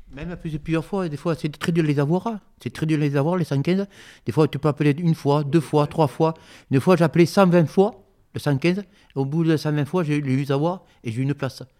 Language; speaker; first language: French; native; French